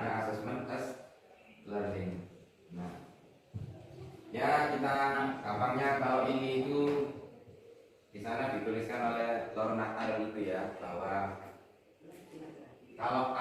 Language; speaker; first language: Indonesian; native; Indonesian